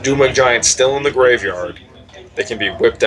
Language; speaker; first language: English; native; English